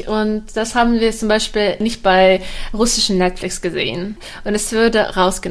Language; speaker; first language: German; non-native, fluent; Russian